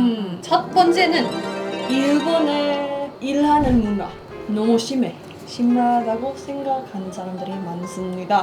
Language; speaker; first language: Korean; non-native, learner; Indonesian